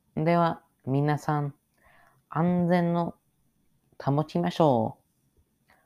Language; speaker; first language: Japanese; non-native, learner; English